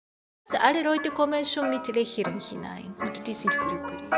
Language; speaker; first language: German; non-native, fluent; Japanese